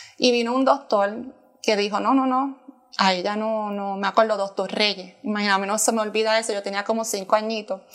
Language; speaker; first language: Spanish; native; Spanish